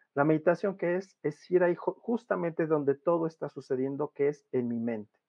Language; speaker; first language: Spanish; native; Spanish